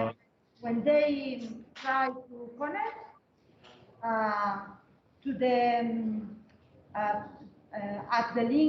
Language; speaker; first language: English; non-native, learner; Spanish